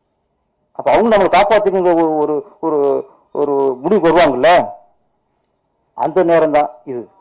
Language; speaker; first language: Tamil; native; Tamil